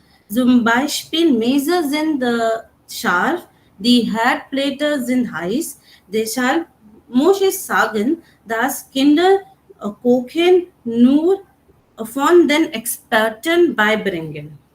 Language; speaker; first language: German; non-native, learner; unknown